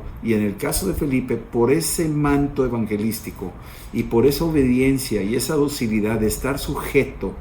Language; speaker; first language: Spanish; native; Spanish